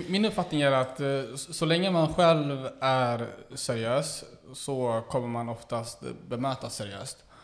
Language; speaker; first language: Swedish; native; Swedish